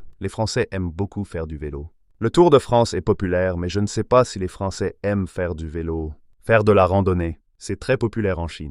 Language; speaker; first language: French; non-native, learner; Chinese